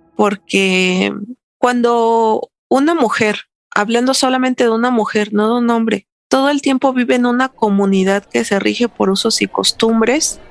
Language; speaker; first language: Spanish; native; Spanish